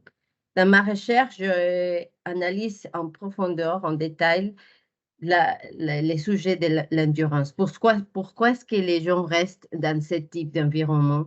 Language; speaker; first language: French; non-native, fluent; Spanish